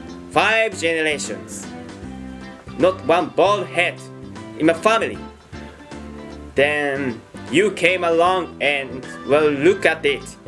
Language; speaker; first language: English; non-native, learner; Japanese